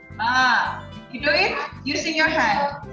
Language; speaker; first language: English; non-native, learner; Indonesian